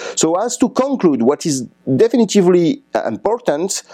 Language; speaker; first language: English; non-native, fluent; French